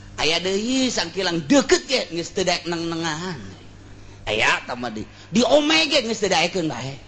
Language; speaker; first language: Sundanese; native; Sundanese